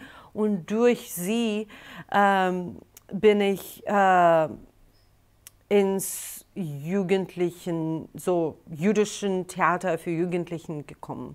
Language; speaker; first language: German; non-native, fluent; Russian